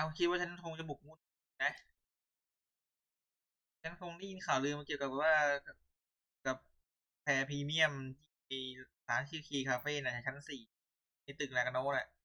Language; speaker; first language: Thai; native; Thai